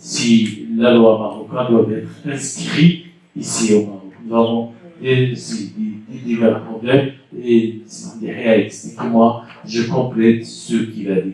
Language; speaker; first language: French; non-native, local second language; Arabic